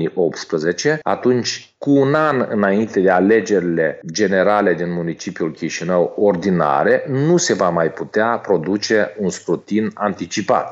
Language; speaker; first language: Romanian; native; Romanian